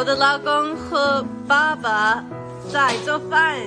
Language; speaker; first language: Chinese; non-native, learner; English